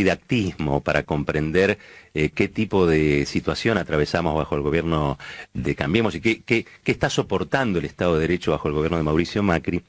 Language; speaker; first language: Spanish; native; Spanish